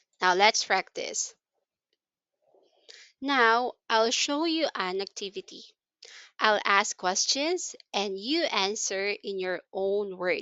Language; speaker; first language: English; non-native, local second language; Filipino